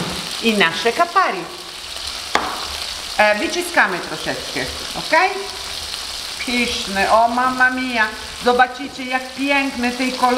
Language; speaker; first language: Polish; non-native, learner; Italian